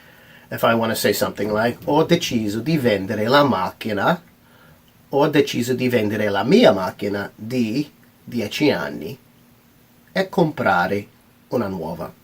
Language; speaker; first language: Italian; non-native, fluent; English